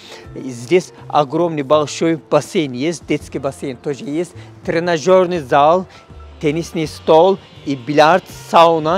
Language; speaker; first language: Russian; non-native, learner; Turkish